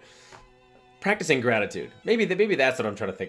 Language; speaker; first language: English; native; English